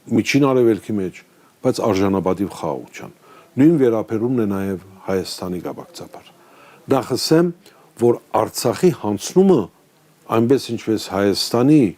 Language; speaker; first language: Armenian; early bilingual, heritage; Armenian